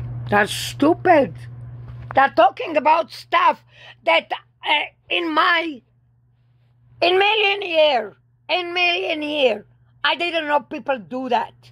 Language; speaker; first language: English; non-native, fluent; Hebrew